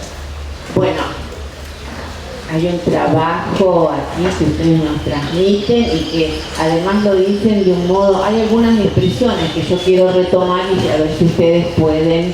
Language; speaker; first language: Spanish; native; Spanish